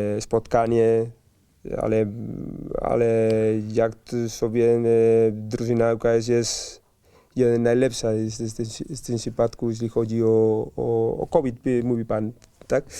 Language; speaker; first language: Polish; non-native, learner; Spanish